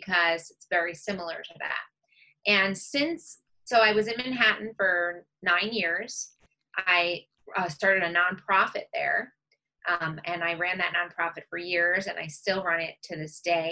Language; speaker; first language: English; native; English